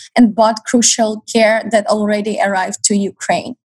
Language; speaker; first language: English; non-native, fluent; Ukrainian